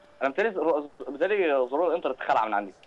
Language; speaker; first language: Arabic; native; Arabic